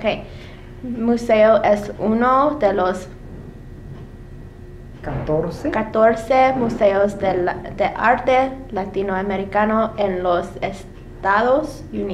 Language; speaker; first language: Spanish; non-native, learner; English